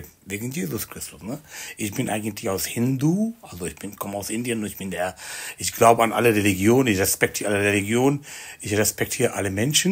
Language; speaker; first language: German; non-native, fluent; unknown